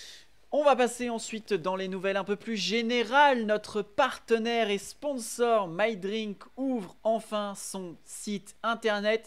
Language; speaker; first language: French; native; French